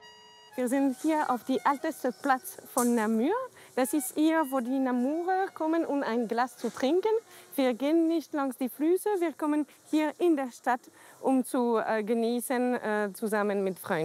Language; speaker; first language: German; non-native, learner; French